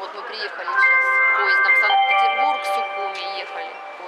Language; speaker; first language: Russian; native; Russian